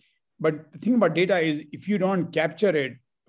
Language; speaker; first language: English; non-native, local second language; Hindi